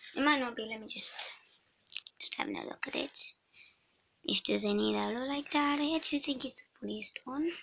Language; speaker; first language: English; non-native, fluent; Swedish